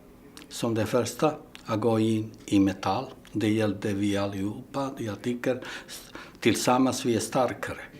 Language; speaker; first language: Swedish; non-native, fluent; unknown